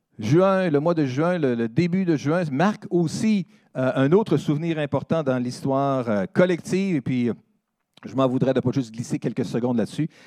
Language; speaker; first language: French; native; French